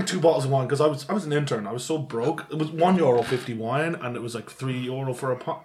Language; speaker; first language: English; native; English